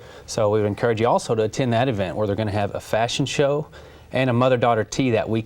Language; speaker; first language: English; native; English